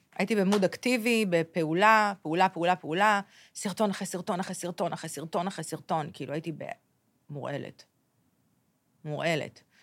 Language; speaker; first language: Hebrew; native; Hebrew